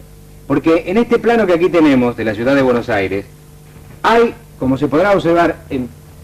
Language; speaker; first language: Spanish; native; Spanish